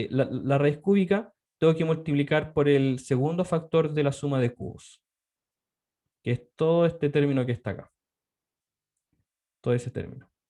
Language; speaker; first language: Spanish; native; Spanish